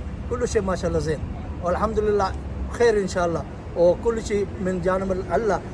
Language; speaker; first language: Arabic; non-native, learner; Urdu